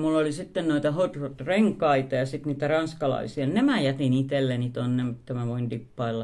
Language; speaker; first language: Finnish; native; Finnish